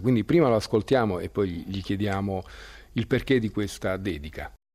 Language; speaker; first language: Italian; native; Italian